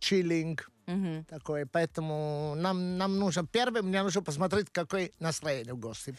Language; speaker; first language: Russian; non-native, learner; Italian